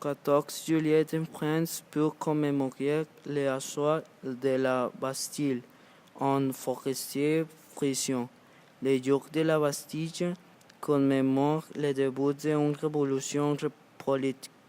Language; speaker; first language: French; non-native, learner; Spanish